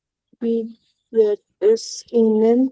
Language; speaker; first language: German; non-native, learner; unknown